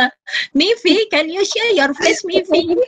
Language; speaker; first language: English; non-native, fluent; Indonesian